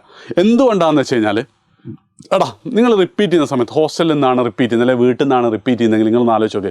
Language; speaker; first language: Malayalam; native; Malayalam